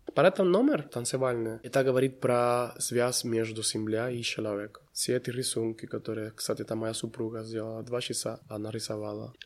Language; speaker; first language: Russian; non-native, fluent; Spanish